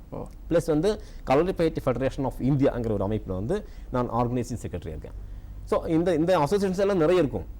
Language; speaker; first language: Tamil; non-native, local second language; Malayalam